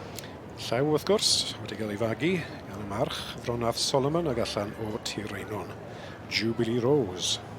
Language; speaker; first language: Welsh; native; Welsh